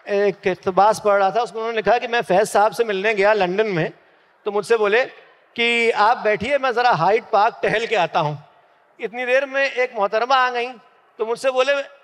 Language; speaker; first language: Hindi; native; Hindi